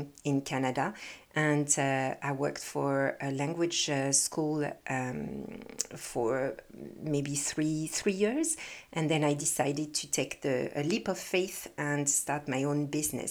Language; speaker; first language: English; non-native, fluent; French